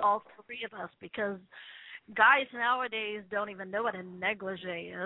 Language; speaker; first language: English; native; English